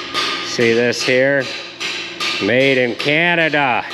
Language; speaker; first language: English; native; English